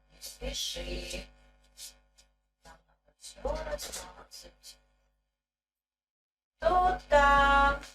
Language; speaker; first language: Russian; native; Russian